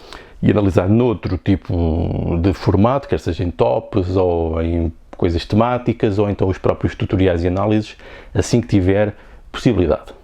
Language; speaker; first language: Portuguese; native; Portuguese